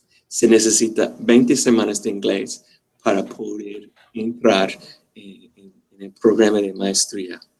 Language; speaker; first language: Spanish; non-native, fluent; English